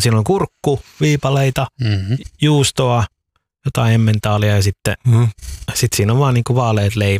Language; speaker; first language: Finnish; early bilingual, other home language; Somali